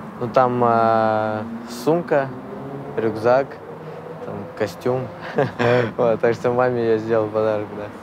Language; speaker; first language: Russian; early bilingual, other home language; Armenian